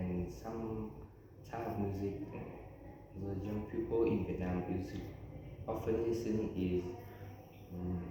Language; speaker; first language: English; non-native, learner; Vietnamese